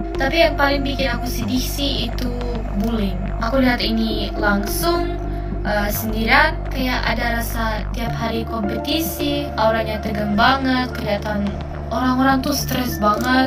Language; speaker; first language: Indonesian; non-native, fluent; German